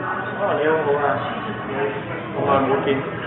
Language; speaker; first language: Cantonese; non-native, learner; English